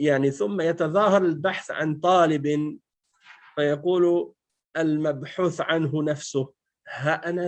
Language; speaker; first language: Arabic; non-native, fluent; French